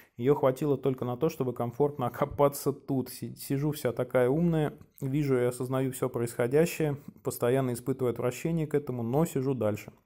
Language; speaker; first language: Russian; native; Russian